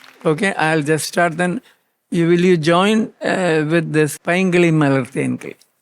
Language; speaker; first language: English; non-native, local second language; Malayalam